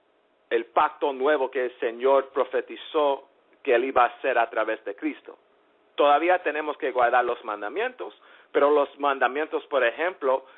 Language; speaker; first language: Spanish; early bilingual, heritage; English